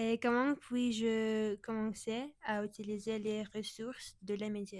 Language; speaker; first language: French; non-native, learner; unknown